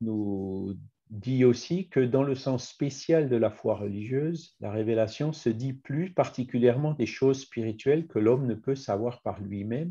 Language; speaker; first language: French; native; French